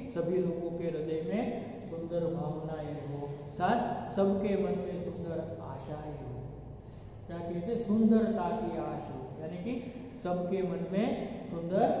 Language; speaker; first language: Hindi; non-native, local second language; Gujarati